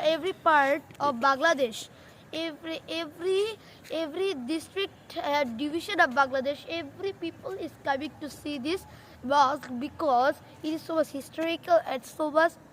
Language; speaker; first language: English; non-native, local second language; Bangla